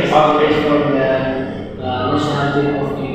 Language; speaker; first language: English; non-native, learner; Indonesian